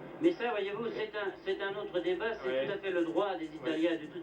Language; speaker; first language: French; native; French